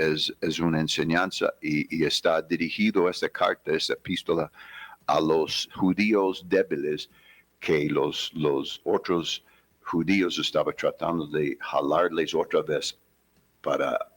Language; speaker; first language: Spanish; non-native, fluent; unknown